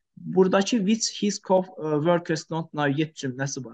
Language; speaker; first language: English; non-native, fluent; Azerbaijani